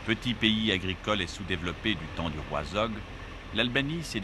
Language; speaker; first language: French; native; French